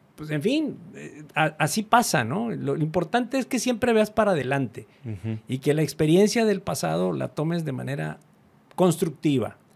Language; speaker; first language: Spanish; native; Spanish